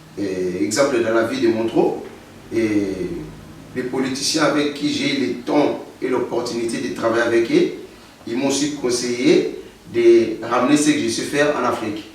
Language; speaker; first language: French; non-native, local second language; Lingala